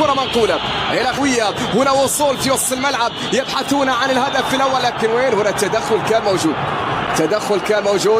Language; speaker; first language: Arabic; native; Arabic